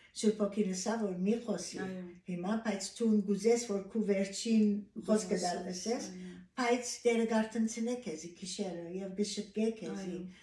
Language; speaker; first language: Armenian; native; Armenian